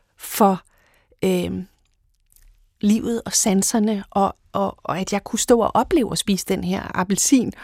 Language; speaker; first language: Danish; native; Danish